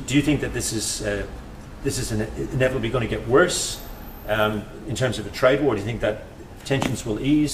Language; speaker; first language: English; native; English